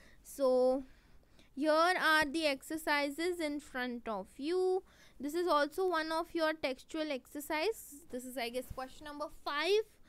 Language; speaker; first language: English; non-native, local second language; Hindi